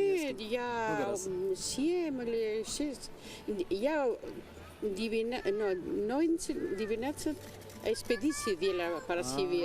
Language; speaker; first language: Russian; non-native, learner; Spanish